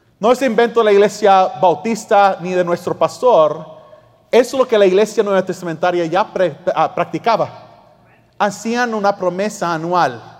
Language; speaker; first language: Spanish; early bilingual, heritage; Spanish